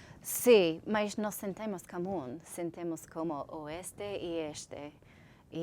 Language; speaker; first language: Portuguese; non-native, learner; English